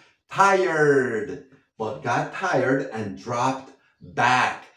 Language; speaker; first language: English; non-native, fluent; Spanish